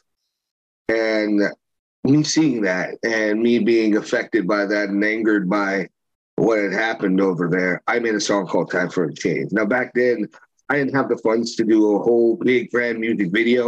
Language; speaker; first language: English; native; English